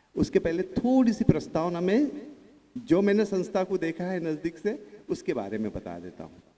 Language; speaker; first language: Hindi; non-native, local second language; Marathi